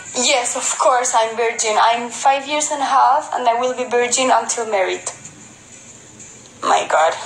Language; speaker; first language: English; non-native, fluent; Spanish